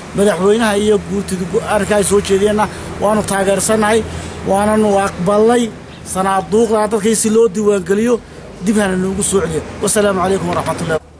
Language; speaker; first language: Somali; native; Somali